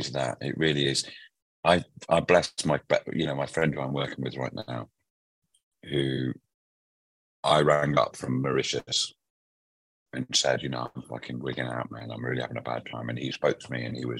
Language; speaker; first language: English; native; English